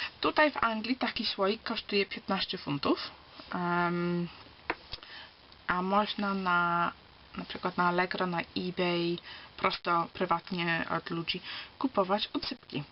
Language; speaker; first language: Polish; early bilingual, heritage; Polish